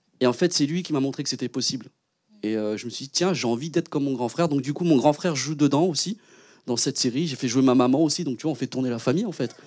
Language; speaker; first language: French; early bilingual, other home language; Vietnamese